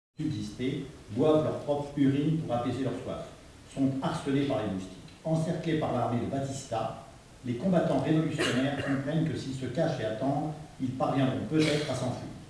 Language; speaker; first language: French; native; French